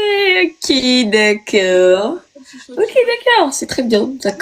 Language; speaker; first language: French; native; French